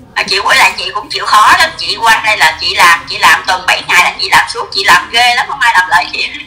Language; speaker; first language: Vietnamese; native; Vietnamese